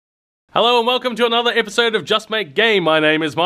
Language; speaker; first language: English; native; English